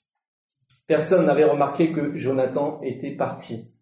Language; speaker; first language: French; native; French